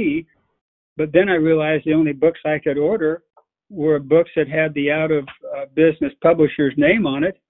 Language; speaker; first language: English; native; English